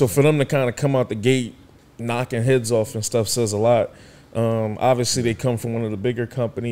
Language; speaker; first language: English; native; English